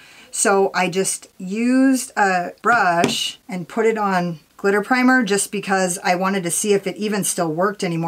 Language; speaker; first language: English; native; English